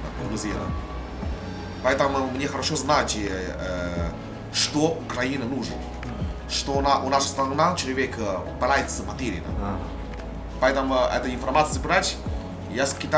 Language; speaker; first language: Russian; non-native, learner; Chinese